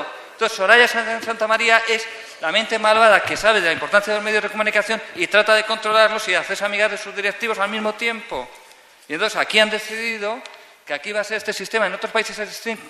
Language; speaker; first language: Spanish; native; Spanish